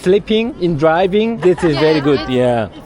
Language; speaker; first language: English; non-native, learner; Korean